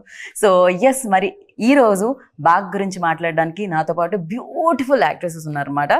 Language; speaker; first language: Telugu; native; Telugu